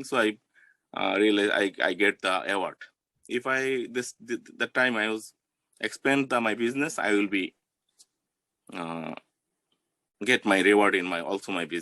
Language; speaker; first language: English; non-native, learner; Bangla